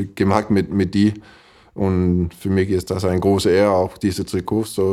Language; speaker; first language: German; non-native, fluent; Danish